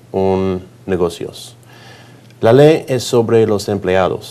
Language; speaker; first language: Spanish; non-native, learner; English